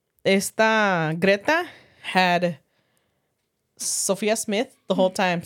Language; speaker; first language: English; early bilingual, other home language; Spanish